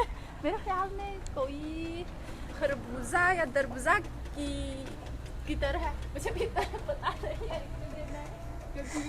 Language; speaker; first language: Urdu; non-native, fluent; Chinese